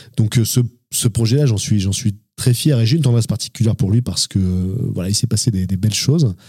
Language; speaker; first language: French; native; French